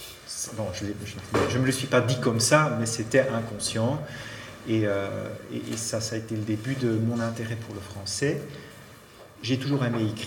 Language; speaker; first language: French; non-native, fluent; Dutch